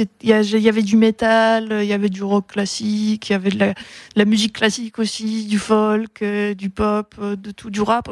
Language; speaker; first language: French; non-native, fluent; Russian